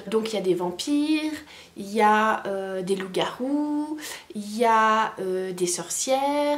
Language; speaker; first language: French; native; French